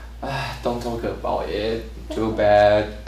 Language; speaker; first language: English; non-native, learner; Chinese